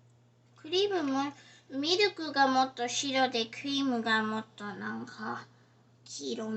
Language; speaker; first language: Japanese; early bilingual, heritage; English